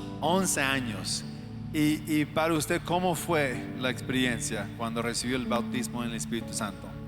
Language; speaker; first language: Spanish; non-native, fluent; English